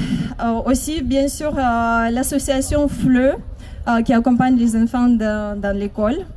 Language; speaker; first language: French; non-native, fluent; Ukrainian